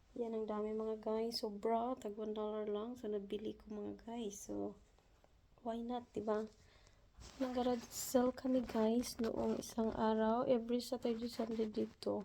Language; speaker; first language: Filipino; non-native, local second language; Cebuano